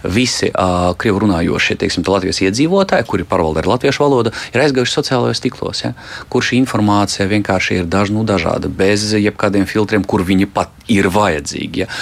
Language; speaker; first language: Latvian; non-native, local second language; Russian